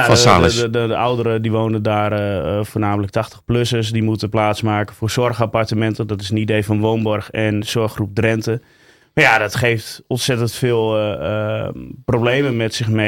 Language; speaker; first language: Dutch; native; Dutch